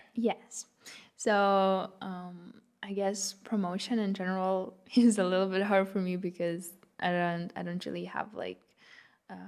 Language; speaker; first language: English; non-native, fluent; Lithuanian